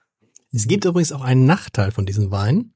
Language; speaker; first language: German; native; German